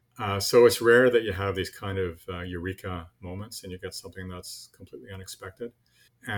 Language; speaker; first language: English; native; English